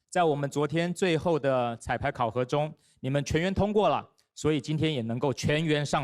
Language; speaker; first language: Chinese; native; Chinese